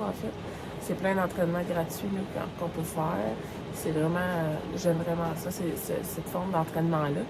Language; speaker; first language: French; native; French